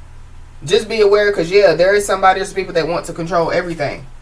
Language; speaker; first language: English; native; English